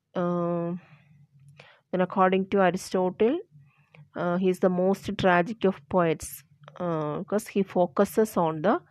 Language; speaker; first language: English; non-native, local second language; Malayalam